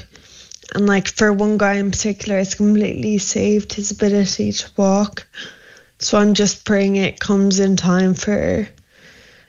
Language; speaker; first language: English; native; English